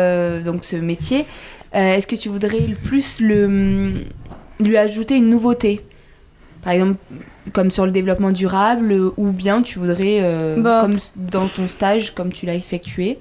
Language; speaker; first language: French; native; French